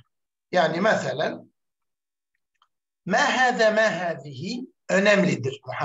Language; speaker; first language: Turkish; non-native, learner; Arabic